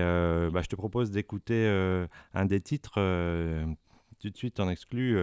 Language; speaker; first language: French; native; French